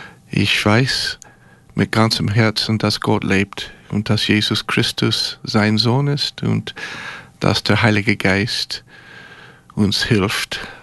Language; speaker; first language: German; non-native, fluent; English